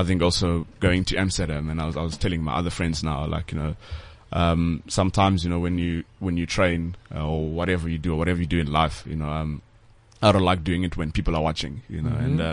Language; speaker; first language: English; non-native, local second language; Zulu